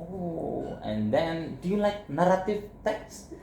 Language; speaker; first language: English; non-native, learner; Indonesian